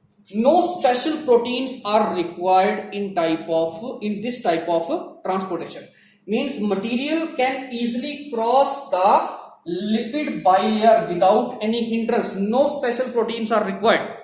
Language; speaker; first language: English; non-native, local second language; Hindi